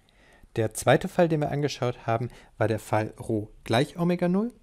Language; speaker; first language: German; native; German